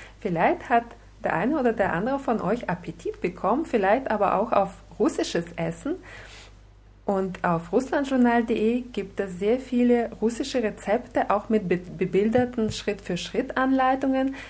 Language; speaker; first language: German; non-native, fluent; Russian